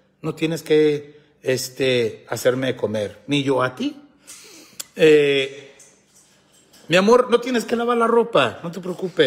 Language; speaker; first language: Spanish; early bilingual, heritage; Spanish